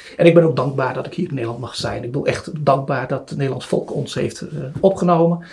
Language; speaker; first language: Dutch; early bilingual, other home language; Turoyo